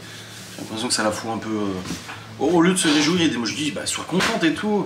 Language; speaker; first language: French; native; French